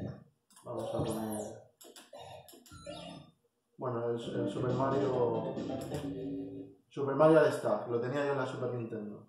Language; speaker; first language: Spanish; native; Spanish